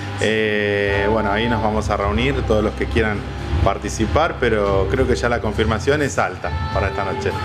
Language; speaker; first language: Spanish; native; Spanish